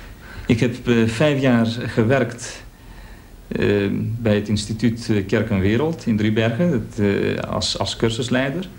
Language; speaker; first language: Dutch; early bilingual, other home language; Greek